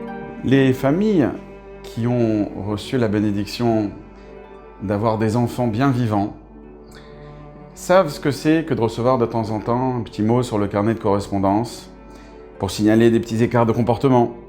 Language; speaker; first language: French; native; French